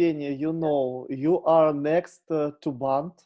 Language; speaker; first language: English; non-native, learner; Russian